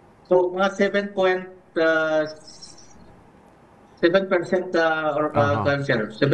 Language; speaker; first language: Filipino; native; Filipino